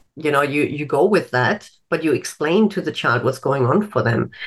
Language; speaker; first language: English; non-native, fluent; German